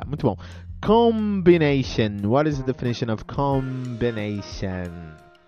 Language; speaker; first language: English; non-native, fluent; Portuguese